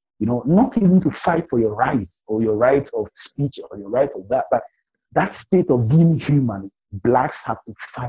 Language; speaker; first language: English; non-native, local second language; Akan